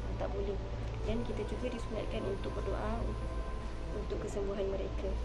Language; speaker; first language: Malay; native; Malay